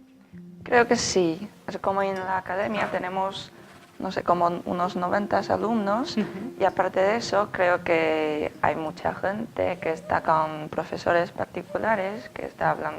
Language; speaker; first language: Spanish; non-native, fluent; Chinese